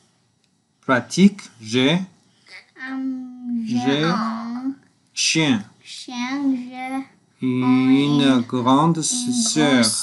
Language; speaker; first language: French; non-native, learner; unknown